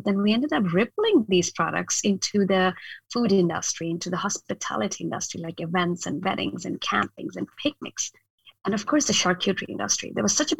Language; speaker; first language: English; non-native, local second language; Hindi